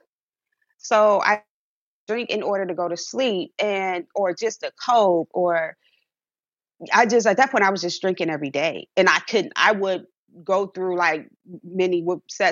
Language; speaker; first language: English; native; English